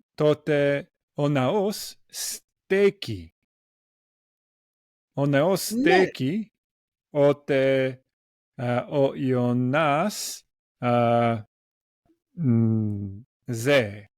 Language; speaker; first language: Greek; non-native, learner; English